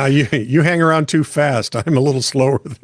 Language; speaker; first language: English; native; English